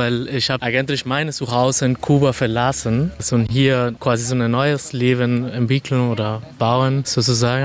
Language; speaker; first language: German; non-native, fluent; Spanish